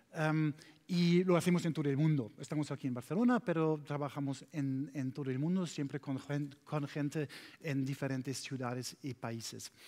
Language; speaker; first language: Spanish; non-native, learner; German